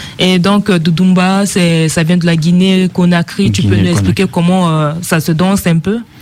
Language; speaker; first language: French; non-native, local second language; Sango